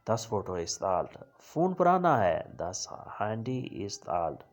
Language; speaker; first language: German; non-native, learner; Urdu